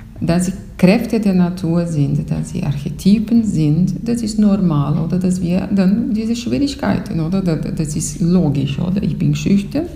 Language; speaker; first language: German; non-native, fluent; Portuguese